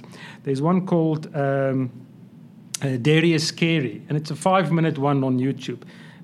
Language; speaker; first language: English; non-native, local second language; Afrikaans